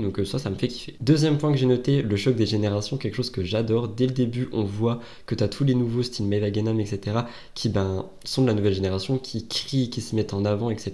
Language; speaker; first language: French; native; French